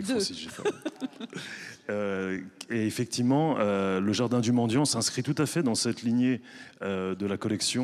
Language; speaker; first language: French; native; French